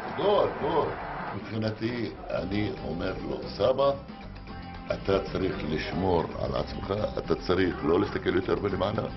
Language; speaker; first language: Hebrew; non-native, local second language; Arabic